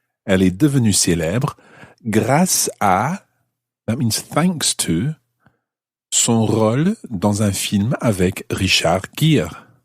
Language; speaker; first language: French; non-native, fluent; English